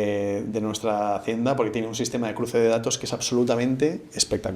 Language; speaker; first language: Spanish; native; Spanish